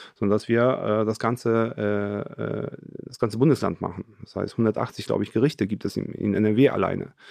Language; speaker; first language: German; early bilingual, other home language; Polish